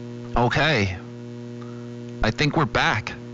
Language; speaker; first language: English; native; English